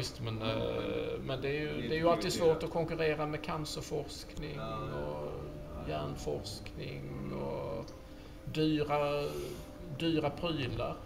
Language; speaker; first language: Swedish; native; Swedish